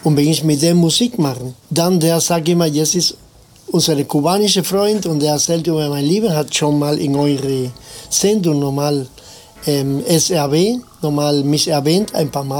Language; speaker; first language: German; non-native, fluent; Spanish